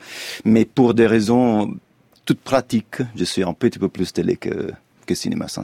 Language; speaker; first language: French; non-native, fluent; Italian